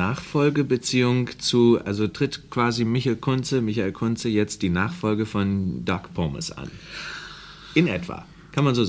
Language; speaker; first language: German; native; German